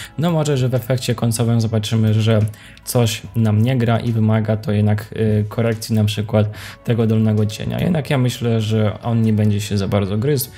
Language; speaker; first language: Polish; native; Polish